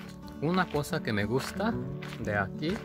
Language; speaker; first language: Spanish; non-native, fluent; Japanese